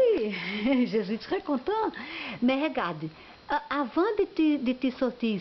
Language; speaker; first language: French; non-native, learner; Portuguese